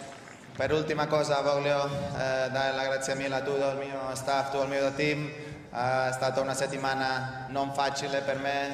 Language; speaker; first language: Italian; non-native, fluent; Spanish